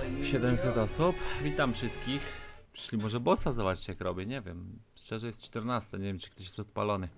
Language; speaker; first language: Polish; native; Polish